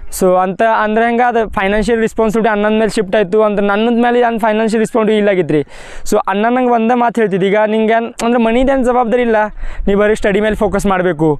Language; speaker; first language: Kannada; non-native, local second language; Marathi